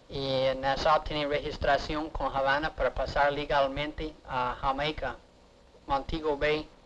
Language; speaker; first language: Spanish; non-native, learner; English